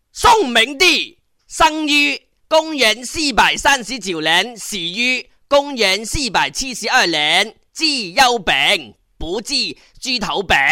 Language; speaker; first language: Chinese; non-native, local second language; Cantonese